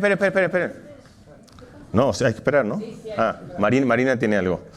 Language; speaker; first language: Spanish; native; Spanish